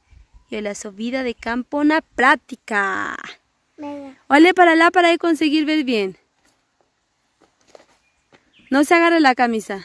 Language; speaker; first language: Spanish; native; Spanish